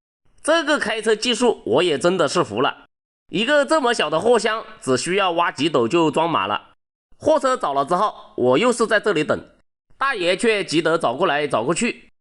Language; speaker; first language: Chinese; native; Chinese